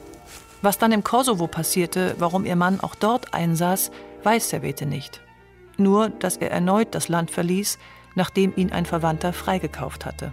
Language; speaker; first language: German; native; German